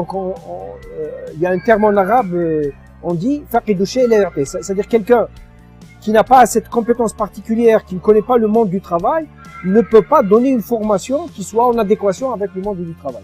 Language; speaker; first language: French; non-native, local second language; Arabic